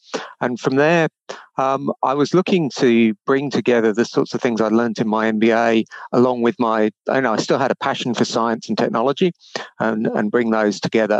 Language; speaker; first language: English; native; English